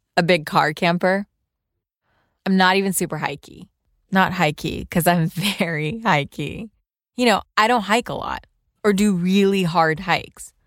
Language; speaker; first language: English; early bilingual, other home language; Urdu